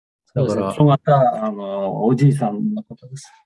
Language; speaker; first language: Japanese; non-native, fluent; Kyrgyz